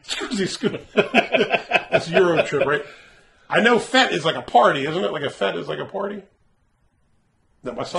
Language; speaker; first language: English; native; English